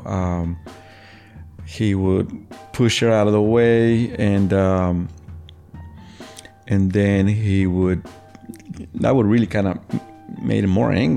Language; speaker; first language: English; early bilingual, other home language; Spanish